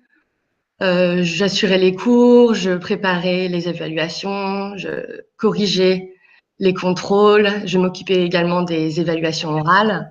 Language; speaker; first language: French; native; French